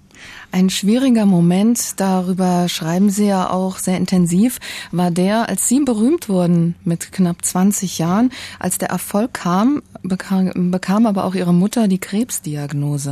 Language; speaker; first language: German; native; German